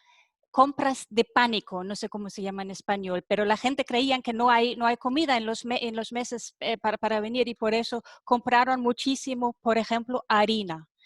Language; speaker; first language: Spanish; non-native, fluent; German